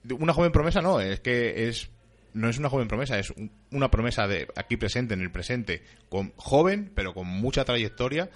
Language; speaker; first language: Spanish; native; Spanish